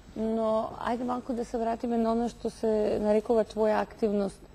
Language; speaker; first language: Macedonian; native; Macedonian